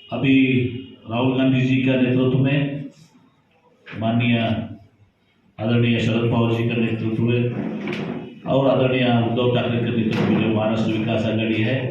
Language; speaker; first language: Hindi; non-native, local second language; Kannada